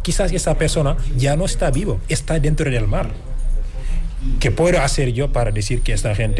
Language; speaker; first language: Spanish; non-native, fluent; Wolof